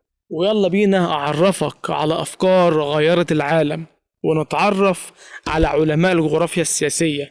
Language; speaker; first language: Arabic; native; Arabic